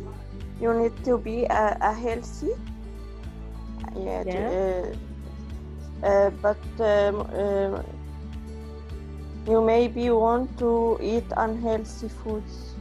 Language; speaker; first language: English; non-native, learner; Arabic